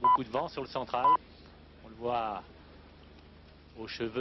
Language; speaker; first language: French; native; French